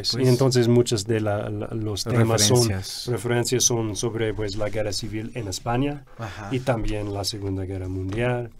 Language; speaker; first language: Spanish; non-native, fluent; English